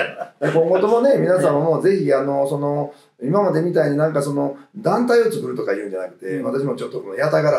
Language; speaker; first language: Japanese; native; Japanese